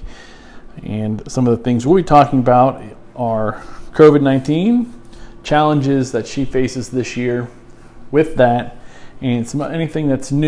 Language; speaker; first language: English; native; English